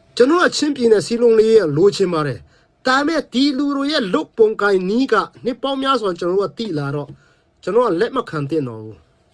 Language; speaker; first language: Burmese; non-native, local second language; Tedim Chin